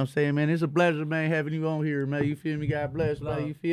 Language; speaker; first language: English; native; English